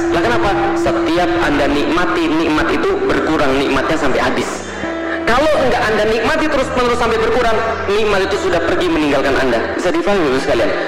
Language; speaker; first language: Indonesian; native; Indonesian